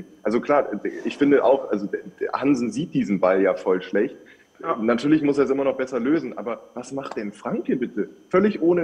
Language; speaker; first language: German; native; German